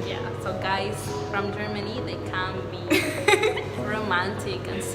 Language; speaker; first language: English; non-native, fluent; Spanish